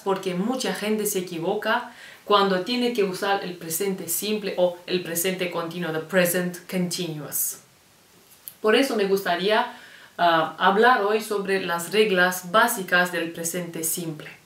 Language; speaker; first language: Spanish; non-native, fluent; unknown